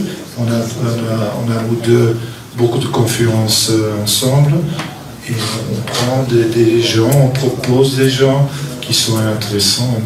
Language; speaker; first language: French; non-native, local second language; Dutch